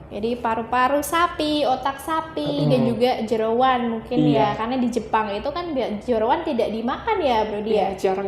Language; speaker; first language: Indonesian; non-native, learner; Japanese